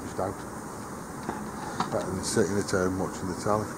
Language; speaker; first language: English; native; English